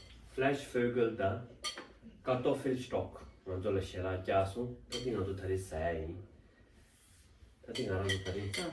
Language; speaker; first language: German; non-native, learner; Tibetan